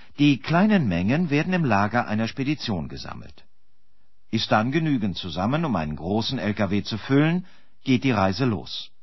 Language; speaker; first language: German; native; German